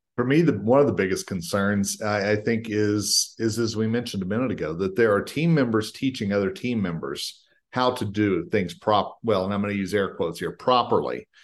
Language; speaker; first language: English; native; English